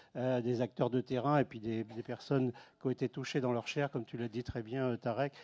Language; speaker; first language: French; native; French